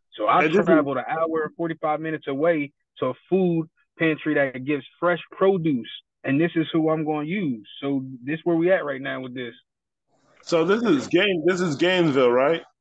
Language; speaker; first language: English; native; English